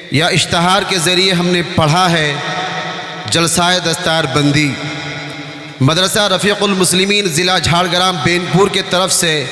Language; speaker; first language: Urdu; non-native, local second language; Bangla